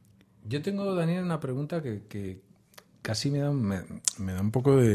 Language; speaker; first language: Spanish; native; Spanish